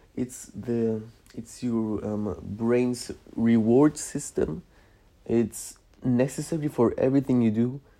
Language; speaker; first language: English; non-native, fluent; Polish